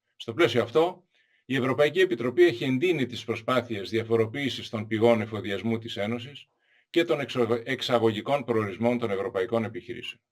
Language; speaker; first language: Greek; native; Greek